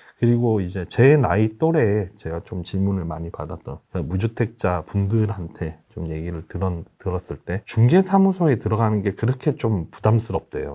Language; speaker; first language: Korean; native; Korean